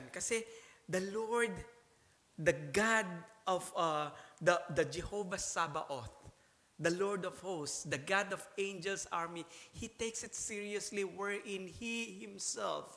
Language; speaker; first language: English; non-native, local second language; Filipino